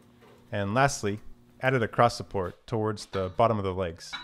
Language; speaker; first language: English; native; English